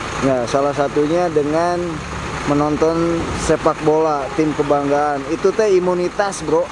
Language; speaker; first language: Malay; non-native, local second language; Sundanese